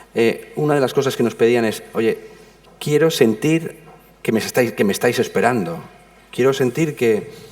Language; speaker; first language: Spanish; native; Spanish